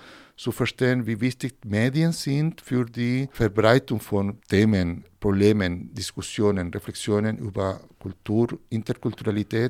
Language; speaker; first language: German; non-native, fluent; Spanish